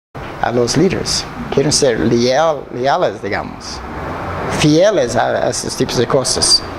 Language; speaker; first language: Spanish; non-native, fluent; English